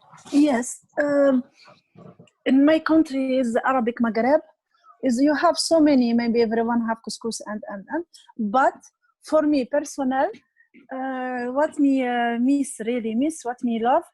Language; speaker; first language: English; non-native, learner; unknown